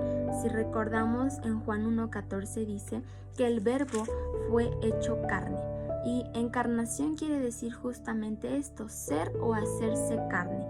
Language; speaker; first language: Spanish; native; Spanish